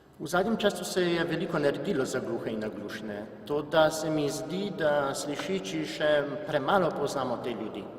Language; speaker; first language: Slovenian; non-native, fluent; Czech